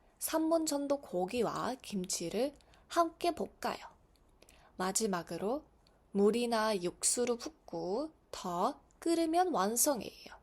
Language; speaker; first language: Korean; non-native, fluent; Mongolian